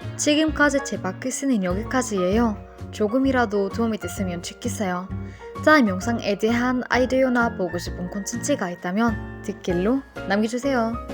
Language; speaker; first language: Korean; non-native, fluent; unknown